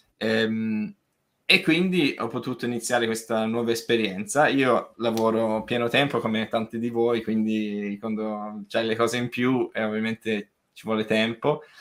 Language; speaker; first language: Italian; non-native, fluent; English